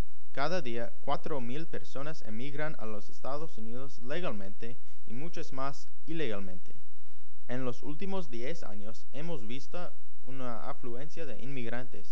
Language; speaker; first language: Spanish; non-native, learner; English